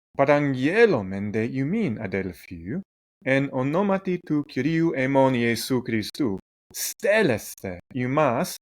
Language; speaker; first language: Greek; non-native, fluent; English